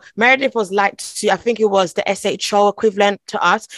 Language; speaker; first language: English; non-native, local second language; Akan